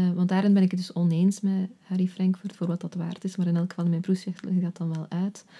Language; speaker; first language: Dutch; native; Dutch